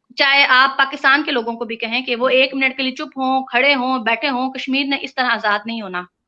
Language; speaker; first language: Urdu; non-native, local second language; Punjabi